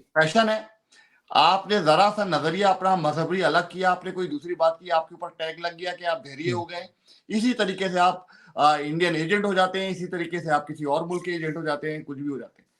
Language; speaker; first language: Urdu; non-native, local second language; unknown